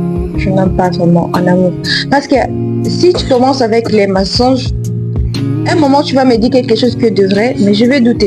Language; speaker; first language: French; non-native, local second language; Swahili